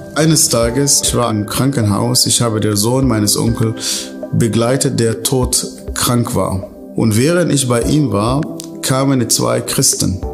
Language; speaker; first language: German; non-native, fluent; Arabic